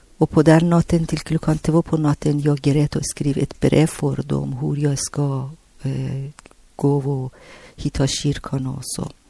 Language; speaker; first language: Swedish; non-native, learner; Persian